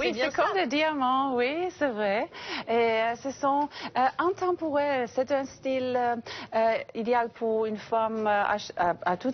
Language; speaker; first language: French; non-native, learner; English